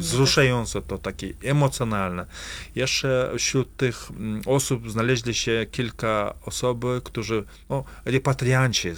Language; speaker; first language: Polish; non-native, fluent; Kazakh